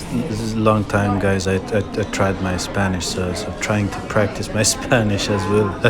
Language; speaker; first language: English; non-native, fluent; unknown